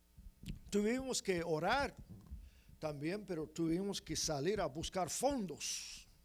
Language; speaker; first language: Spanish; non-native, fluent; English